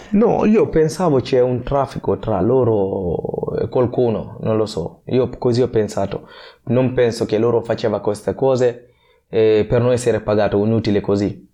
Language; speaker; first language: Italian; non-native, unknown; Fula